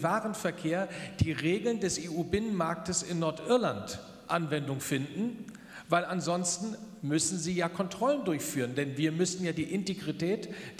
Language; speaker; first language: German; native; German